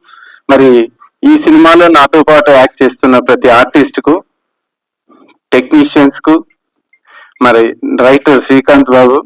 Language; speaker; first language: Telugu; native; Telugu